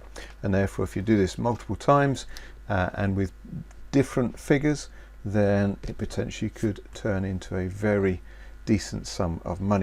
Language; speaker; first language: English; native; English